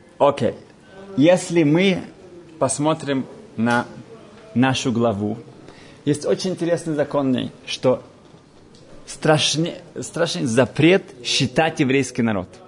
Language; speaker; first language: Russian; early bilingual, heritage; Russian